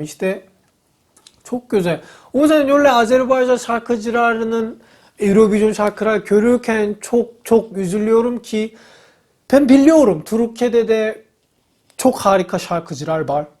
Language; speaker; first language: Turkish; non-native, fluent; Korean